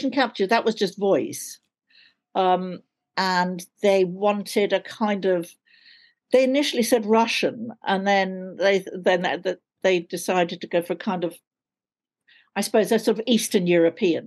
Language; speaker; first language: English; native; English